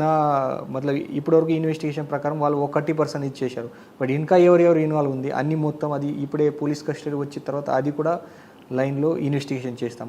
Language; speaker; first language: Telugu; non-native, fluent; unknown